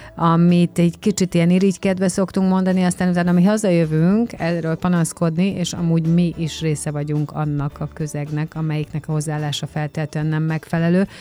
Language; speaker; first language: Hungarian; native; Hungarian